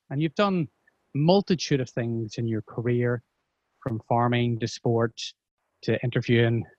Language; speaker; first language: English; native; English